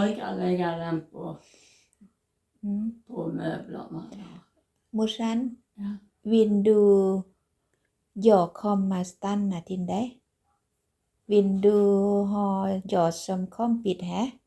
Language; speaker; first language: Swedish; non-native, learner; Thai